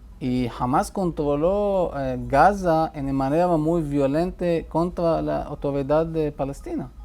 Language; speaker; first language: Spanish; non-native, fluent; Hebrew